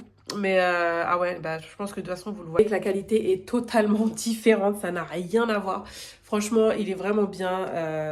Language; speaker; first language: French; native; French